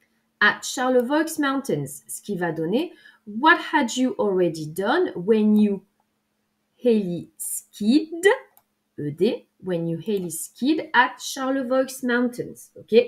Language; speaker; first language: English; non-native, fluent; French